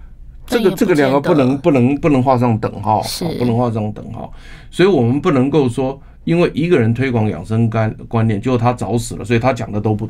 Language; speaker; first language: Chinese; native; Chinese